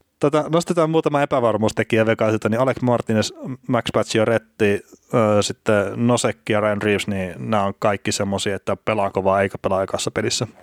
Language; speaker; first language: Finnish; native; Finnish